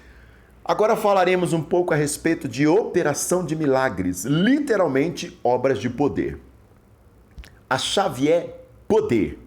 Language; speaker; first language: Portuguese; native; Portuguese